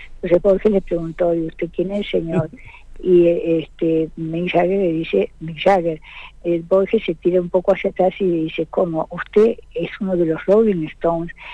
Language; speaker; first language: Spanish; native; Spanish